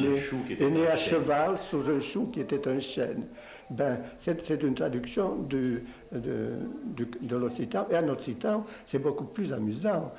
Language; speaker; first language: French; non-native, local second language; Occitan